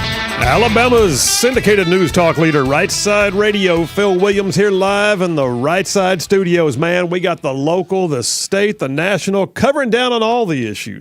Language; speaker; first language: English; native; English